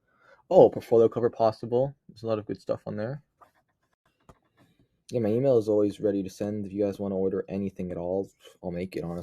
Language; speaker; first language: English; native; English